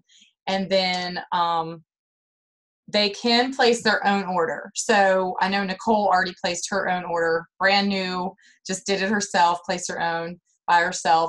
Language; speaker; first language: English; native; English